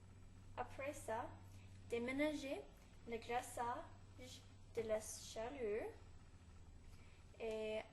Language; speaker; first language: French; non-native, learner; English